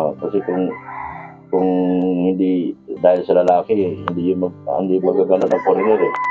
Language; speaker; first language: Filipino; native; Filipino